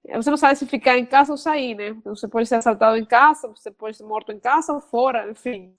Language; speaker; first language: Portuguese; non-native, fluent; Spanish